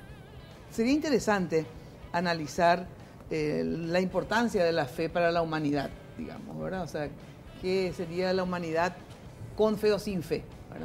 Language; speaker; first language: Spanish; native; Spanish